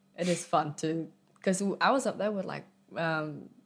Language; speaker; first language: English; early bilingual, other home language; Vietnamese